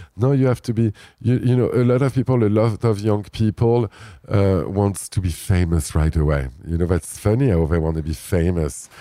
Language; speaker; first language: English; non-native, fluent; French